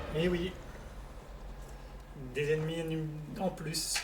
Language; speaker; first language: French; native; French